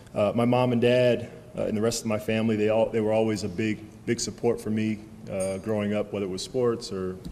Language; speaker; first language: English; native; English